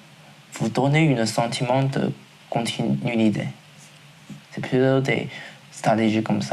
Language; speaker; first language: French; non-native, learner; Chinese